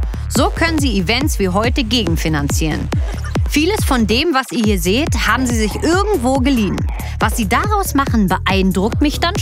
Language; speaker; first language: German; native; German